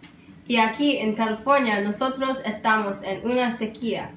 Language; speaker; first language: Spanish; non-native, learner; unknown